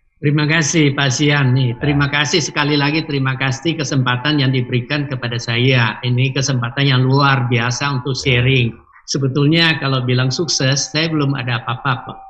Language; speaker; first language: Indonesian; native; Indonesian